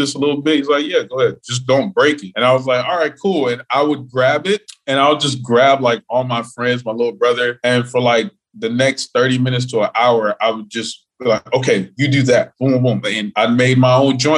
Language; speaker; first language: English; native; English